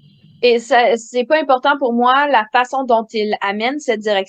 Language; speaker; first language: French; native; French